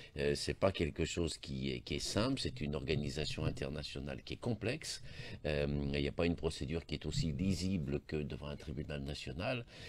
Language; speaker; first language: French; native; French